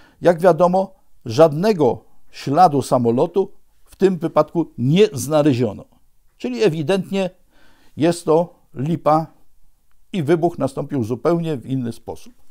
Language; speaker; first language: Polish; native; Polish